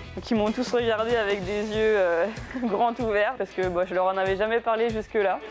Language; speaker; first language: French; native; French